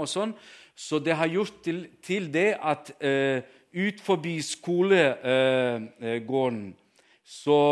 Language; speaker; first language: Norwegian; non-native, fluent; Ukrainian